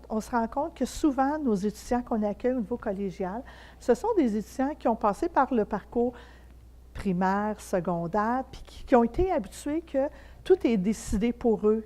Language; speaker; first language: French; native; French